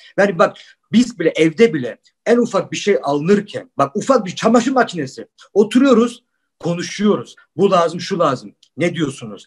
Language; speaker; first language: Turkish; early bilingual, heritage; Turkish